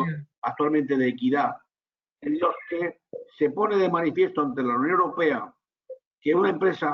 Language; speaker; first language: Spanish; native; Spanish